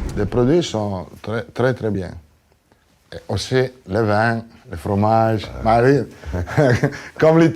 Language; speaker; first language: French; non-native, fluent; Italian